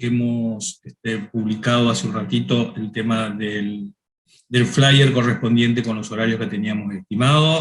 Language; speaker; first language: Spanish; native; Spanish